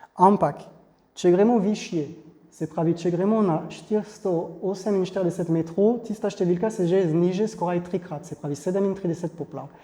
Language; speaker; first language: Slovenian; non-native, fluent; French